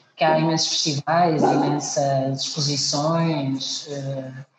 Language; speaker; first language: Portuguese; native; Portuguese